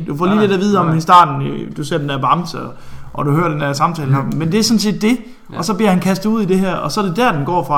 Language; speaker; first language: Danish; native; Danish